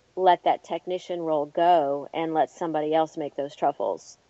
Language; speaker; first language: English; native; English